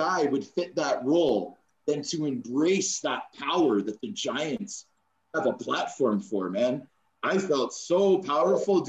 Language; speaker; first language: English; native; English